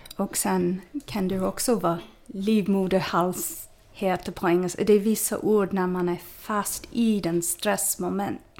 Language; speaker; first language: Swedish; non-native, fluent; English